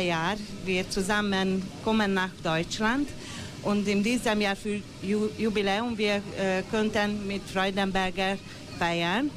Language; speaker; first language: German; non-native, local second language; Hungarian